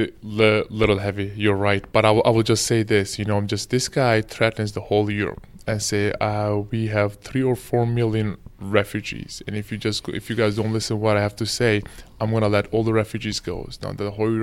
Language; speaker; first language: English; non-native, fluent; Turkish